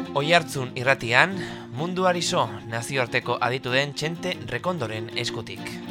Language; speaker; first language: Basque; native; Basque